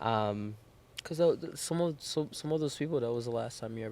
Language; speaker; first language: English; native; English